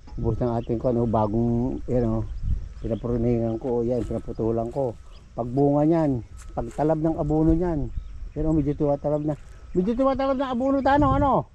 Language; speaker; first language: Filipino; native; Filipino